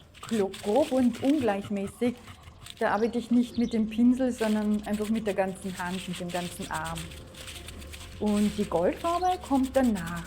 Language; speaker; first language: German; native; German